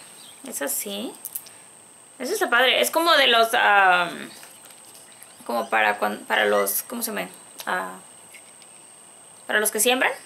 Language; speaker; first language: Spanish; native; Spanish